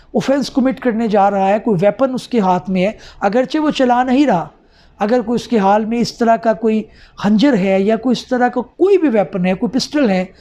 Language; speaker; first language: Urdu; non-native, local second language; Punjabi